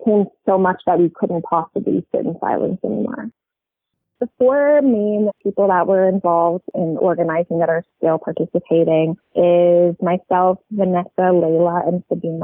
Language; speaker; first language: English; native; English